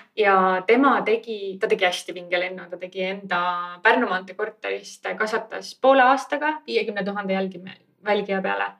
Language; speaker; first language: Estonian; native; Estonian